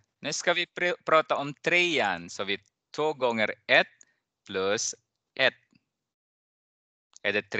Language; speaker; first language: Swedish; non-native, fluent; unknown